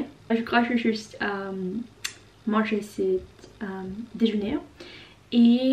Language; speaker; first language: French; non-native, learner; Norwegian